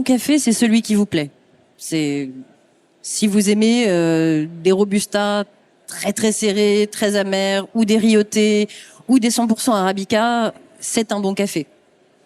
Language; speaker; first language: French; native; French